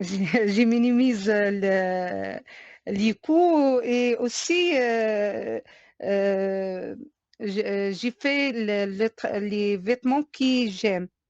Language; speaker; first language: French; non-native, learner; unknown